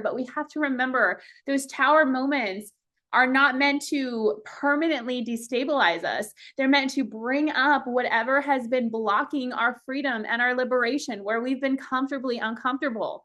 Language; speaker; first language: English; native; English